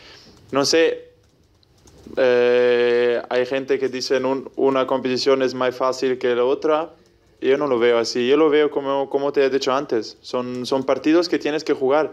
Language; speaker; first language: Spanish; non-native, fluent; German